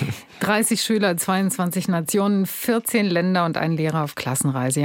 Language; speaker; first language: German; native; German